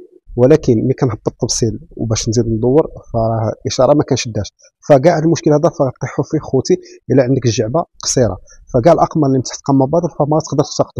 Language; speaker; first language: Arabic; native; Arabic